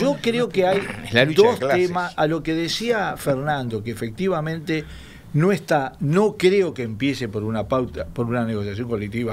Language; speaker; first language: Spanish; native; Spanish